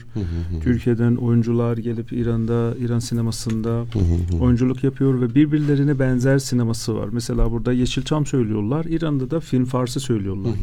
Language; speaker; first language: Turkish; non-native, fluent; Azerbaijani